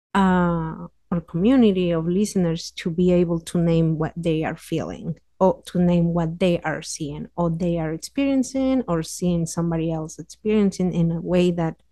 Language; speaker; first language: English; non-native, fluent; Spanish